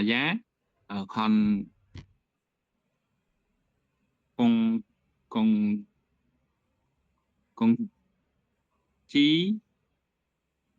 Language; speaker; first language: Vietnamese; non-native, learner; Khmer